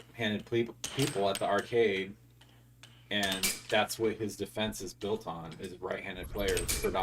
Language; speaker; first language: English; native; English